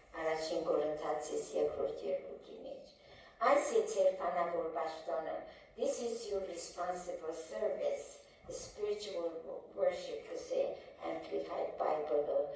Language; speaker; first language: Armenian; early bilingual, heritage; Armenian